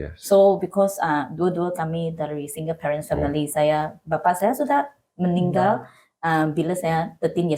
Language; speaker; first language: Indonesian; non-native, learner; Malay